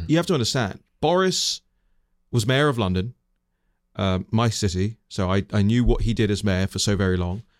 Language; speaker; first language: English; native; English